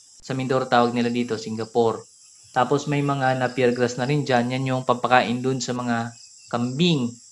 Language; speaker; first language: Filipino; non-native, local second language; Cebuano